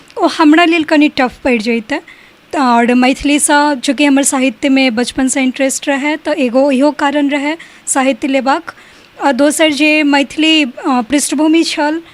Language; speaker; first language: Maithili; native; Maithili